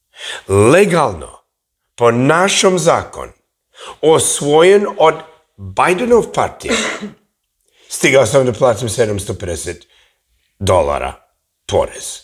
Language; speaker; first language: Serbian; early bilingual, heritage; English